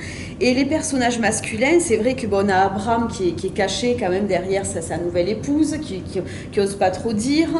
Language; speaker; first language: French; native; French